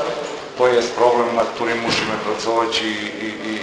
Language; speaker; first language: Polish; non-native, learner; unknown